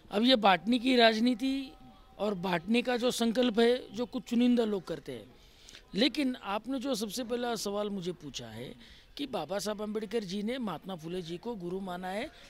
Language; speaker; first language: Hindi; non-native, local second language; Marathi